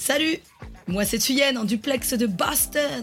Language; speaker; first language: French; native; French